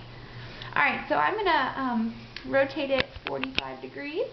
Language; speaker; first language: English; native; English